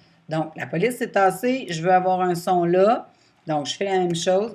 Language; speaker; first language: French; native; French